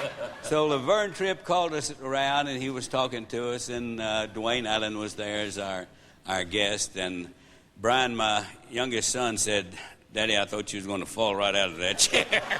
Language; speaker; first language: English; native; English